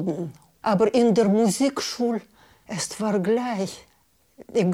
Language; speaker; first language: German; non-native, learner; Russian